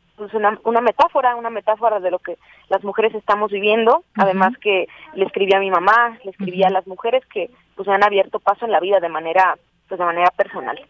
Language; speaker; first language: Spanish; native; Spanish